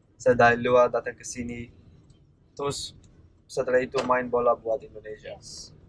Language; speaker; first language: Indonesian; non-native, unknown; Dutch